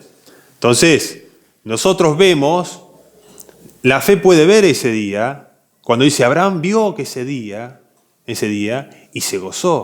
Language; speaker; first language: Spanish; native; Spanish